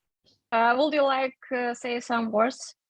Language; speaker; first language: English; non-native, fluent; Russian